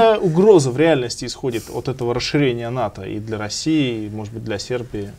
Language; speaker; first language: Russian; native; Russian